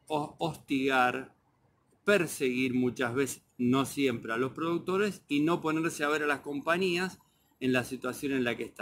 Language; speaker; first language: Spanish; native; Spanish